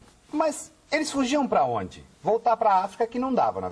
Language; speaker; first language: Portuguese; native; Portuguese